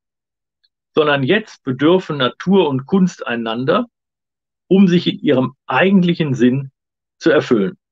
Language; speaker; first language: German; native; German